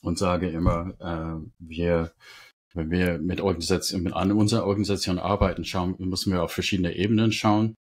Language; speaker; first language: German; non-native, fluent; English